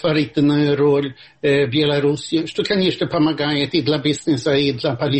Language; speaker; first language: Russian; non-native, fluent; Swedish